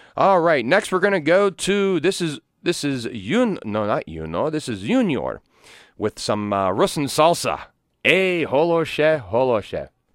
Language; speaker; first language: English; native; English